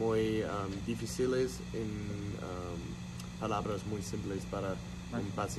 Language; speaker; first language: Spanish; non-native, learner; English